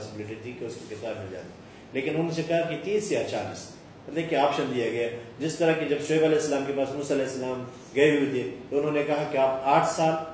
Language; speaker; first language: Urdu; native; Urdu